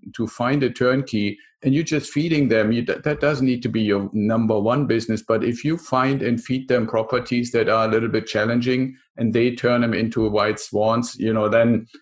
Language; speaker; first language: English; non-native, fluent; German